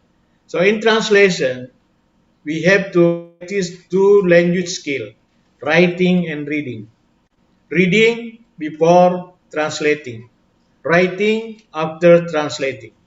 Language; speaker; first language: English; non-native, fluent; Indonesian